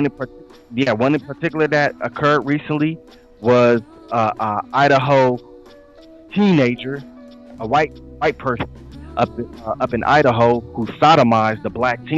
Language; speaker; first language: English; native; English